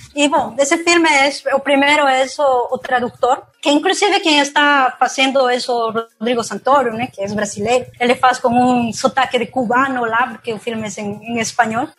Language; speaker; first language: Portuguese; non-native, fluent; Spanish